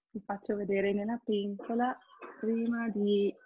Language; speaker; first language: Italian; non-native, fluent; English